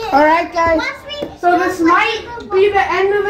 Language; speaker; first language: English; native; English